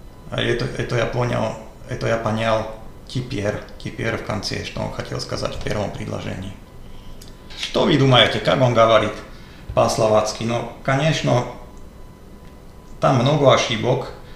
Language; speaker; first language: Russian; non-native, learner; Slovak